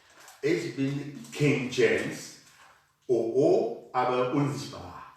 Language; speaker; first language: German; non-native, learner; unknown